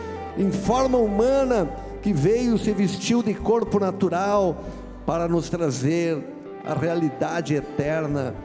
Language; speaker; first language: Portuguese; native; Portuguese